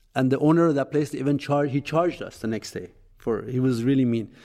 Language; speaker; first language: English; non-native, fluent; Persian